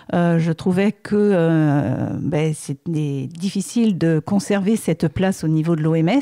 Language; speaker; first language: French; native; French